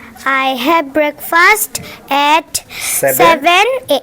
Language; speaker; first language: English; non-native, learner; Bangla